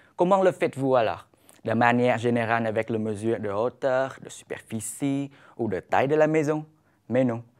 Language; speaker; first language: French; non-native, fluent; Vietnamese